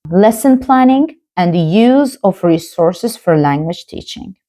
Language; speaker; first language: English; non-native, fluent; Azerbaijani